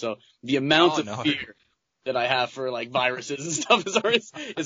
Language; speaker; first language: English; native; English